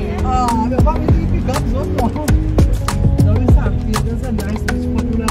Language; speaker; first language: English; non-native, local second language; Seselwa Creole French